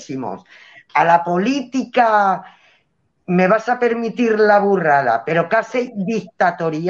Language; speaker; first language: Spanish; native; Spanish